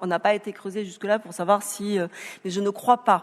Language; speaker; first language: French; native; French